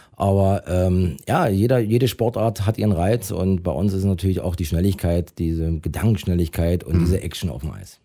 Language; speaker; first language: German; native; German